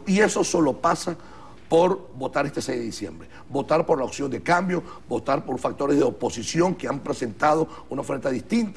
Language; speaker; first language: Spanish; native; Spanish